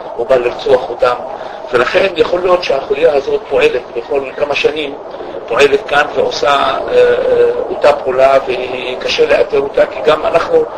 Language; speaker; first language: Hebrew; non-native, local second language; Arabic